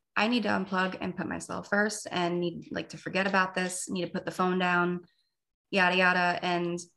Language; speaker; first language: English; native; English